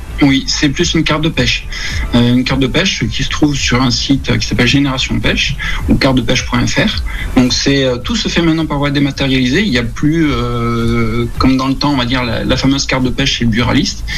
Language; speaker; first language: French; native; French